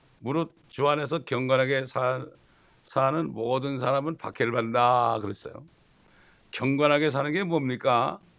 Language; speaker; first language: Korean; native; Korean